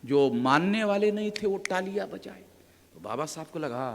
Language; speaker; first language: Hindi; non-native, local second language; Marathi